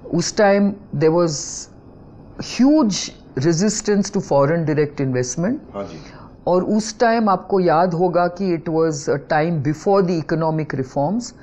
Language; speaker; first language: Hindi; non-native, local second language; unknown